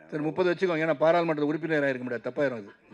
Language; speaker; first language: Tamil; native; Tamil